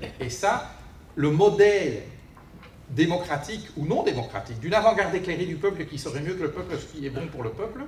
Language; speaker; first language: French; native; French